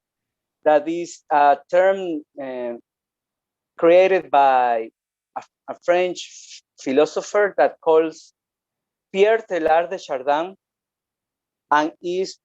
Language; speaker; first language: English; non-native, learner; Spanish